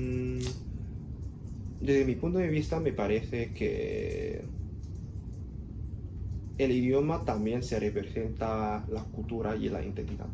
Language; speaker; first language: Spanish; non-native, learner; Cantonese